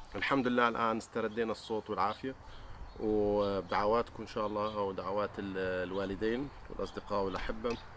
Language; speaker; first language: Arabic; native; Arabic